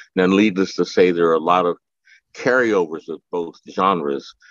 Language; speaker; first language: English; native; English